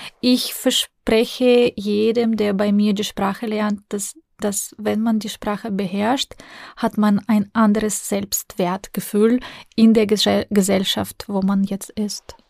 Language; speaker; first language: German; non-native, fluent; Russian